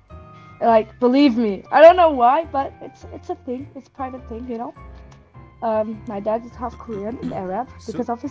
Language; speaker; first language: English; non-native, fluent; German